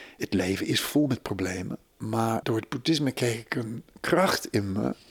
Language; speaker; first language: Dutch; non-native, fluent; English